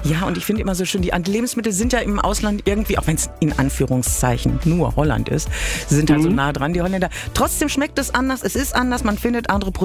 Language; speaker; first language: German; native; German